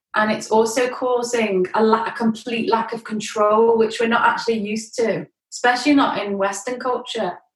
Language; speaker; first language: English; native; English